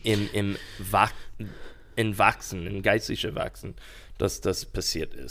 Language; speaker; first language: German; non-native, fluent; English